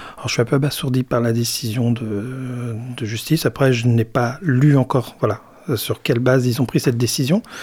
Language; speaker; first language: French; native; French